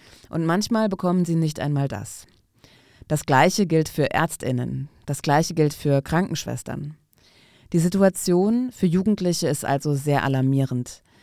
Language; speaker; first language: German; non-native, fluent; Arabic